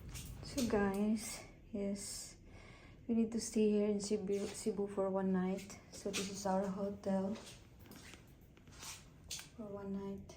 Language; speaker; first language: English; non-native, local second language; Cebuano